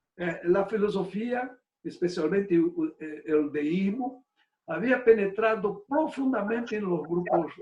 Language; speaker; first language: Spanish; non-native, fluent; Portuguese